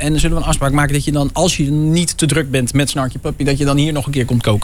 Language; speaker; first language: Dutch; native; Dutch